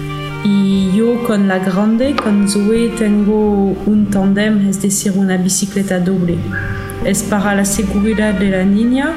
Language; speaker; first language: Spanish; non-native, learner; French